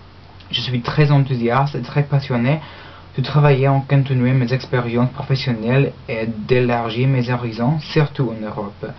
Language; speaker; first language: French; non-native, learner; English